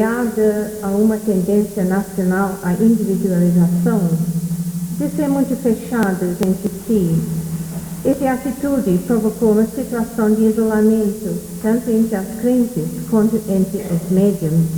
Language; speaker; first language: Portuguese; non-native, fluent; English